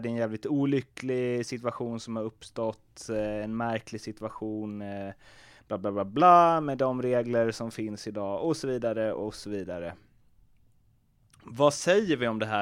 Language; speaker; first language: Swedish; native; Swedish